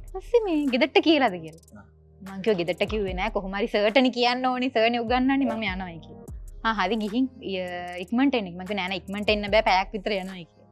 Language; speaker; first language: Sinhala; non-native, local second language; Tamil